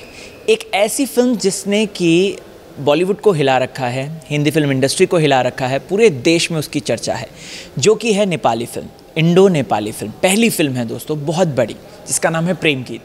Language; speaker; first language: Hindi; native; Hindi